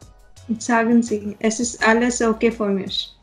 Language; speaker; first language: German; non-native, learner; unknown